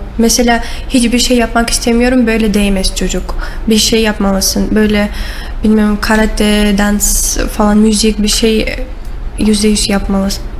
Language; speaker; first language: Turkish; non-native, learner; Russian